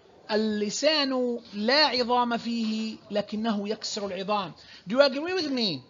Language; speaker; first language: Arabic; native; Arabic